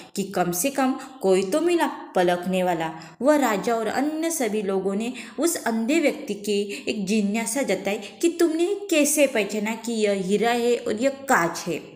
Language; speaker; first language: Hindi; non-native, local second language; Marathi